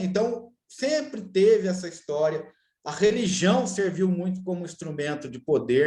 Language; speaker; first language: Portuguese; native; Portuguese